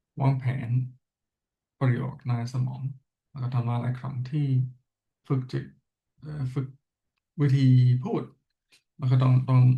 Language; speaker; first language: Thai; non-native, learner; English